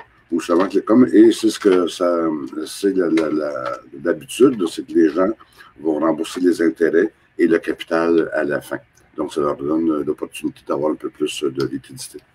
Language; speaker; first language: French; native; French